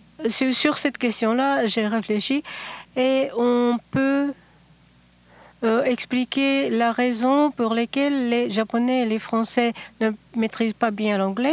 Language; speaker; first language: French; non-native, fluent; Japanese